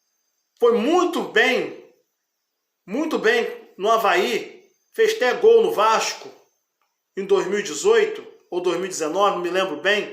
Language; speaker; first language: Portuguese; native; Portuguese